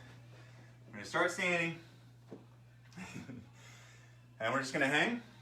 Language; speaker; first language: English; native; English